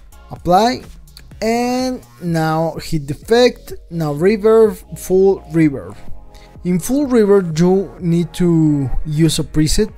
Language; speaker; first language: English; non-native, fluent; Spanish